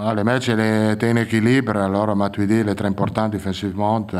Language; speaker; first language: French; non-native, fluent; Italian